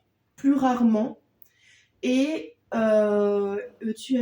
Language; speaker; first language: French; native; French